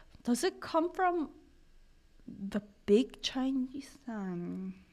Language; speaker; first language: English; non-native, fluent; Korean